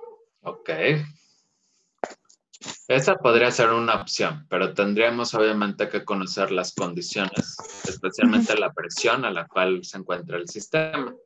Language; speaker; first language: Spanish; native; Spanish